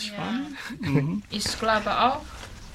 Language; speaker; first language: German; non-native, learner; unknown